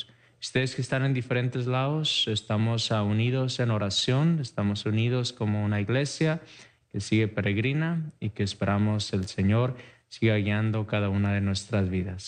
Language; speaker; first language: Spanish; native; Spanish